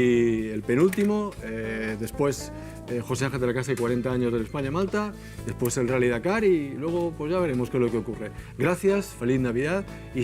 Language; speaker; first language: Spanish; native; Spanish